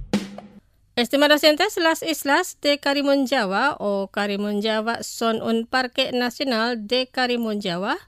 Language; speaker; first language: Spanish; non-native, fluent; Indonesian